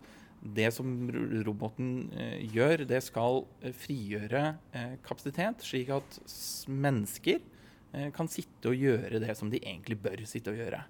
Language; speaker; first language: Norwegian; native; Norwegian